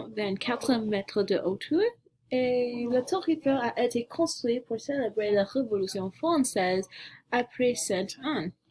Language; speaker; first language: French; non-native, learner; English